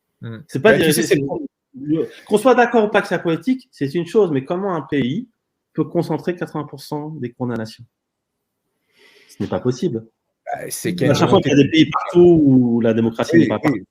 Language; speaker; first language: French; native; French